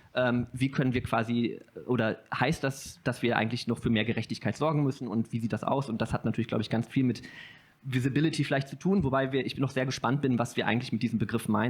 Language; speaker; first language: German; native; German